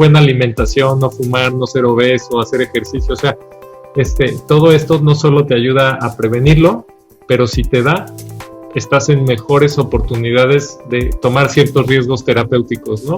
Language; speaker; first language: Spanish; native; Spanish